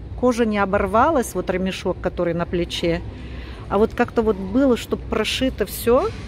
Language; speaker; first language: Russian; native; Russian